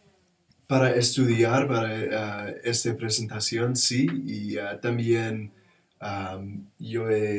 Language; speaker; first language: Spanish; non-native, learner; English